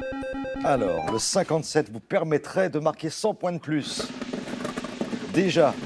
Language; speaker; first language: French; native; French